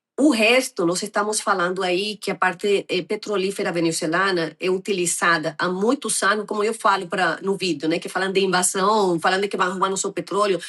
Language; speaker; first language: Portuguese; non-native, fluent; Spanish